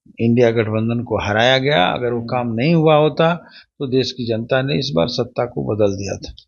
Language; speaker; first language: Hindi; native; Hindi